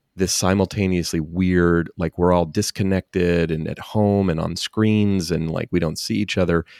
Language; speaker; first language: English; native; English